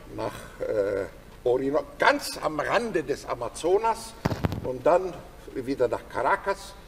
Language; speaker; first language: German; non-native, fluent; Turkish